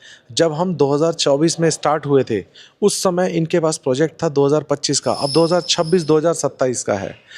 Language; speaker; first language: Hindi; native; Hindi